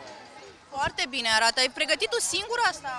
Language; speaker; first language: Romanian; native; Romanian